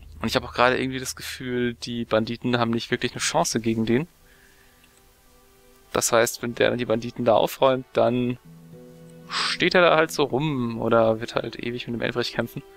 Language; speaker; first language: German; native; German